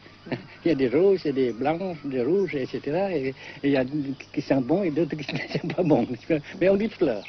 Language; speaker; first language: French; non-native, local second language; Vietnamese